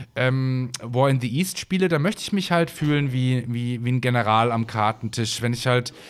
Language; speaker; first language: German; native; German